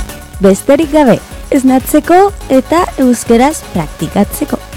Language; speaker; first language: Basque; non-native, learner; Spanish